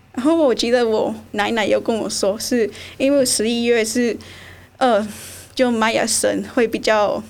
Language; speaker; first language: Chinese; non-native, fluent; Spanish